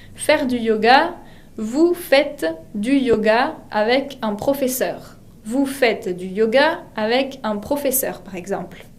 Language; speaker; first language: French; non-native, fluent; Spanish